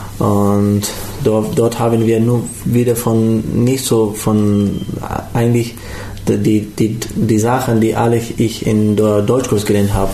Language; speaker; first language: German; non-native, learner; Pashto